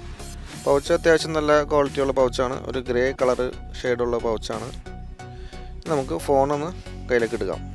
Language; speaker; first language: Malayalam; native; Malayalam